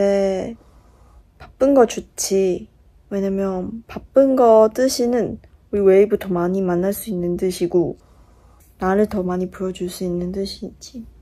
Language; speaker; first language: Korean; non-native, fluent; Chinese